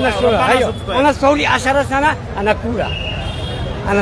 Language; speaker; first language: Arabic; non-native, learner; Bangla